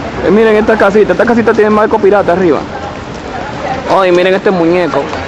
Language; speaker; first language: Spanish; native; Spanish